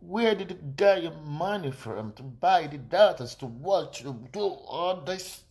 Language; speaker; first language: English; non-native, local second language; Yoruba